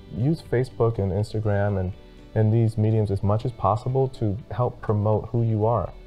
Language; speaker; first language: English; native; English